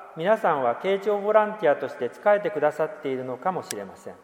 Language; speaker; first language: Japanese; native; Japanese